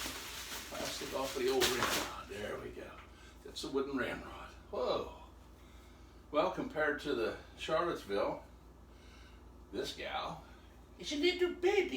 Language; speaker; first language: English; native; English